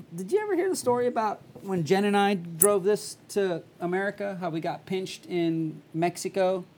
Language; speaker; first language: English; early bilingual, other home language; Spanish